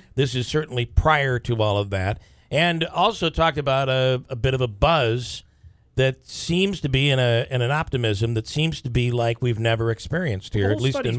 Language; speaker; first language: English; native; English